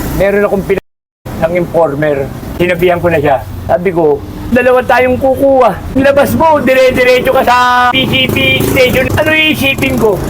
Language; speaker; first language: Filipino; native; Filipino